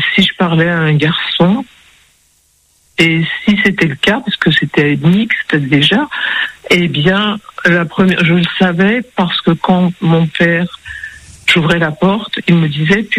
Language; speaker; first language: French; early bilingual, other home language; Spanish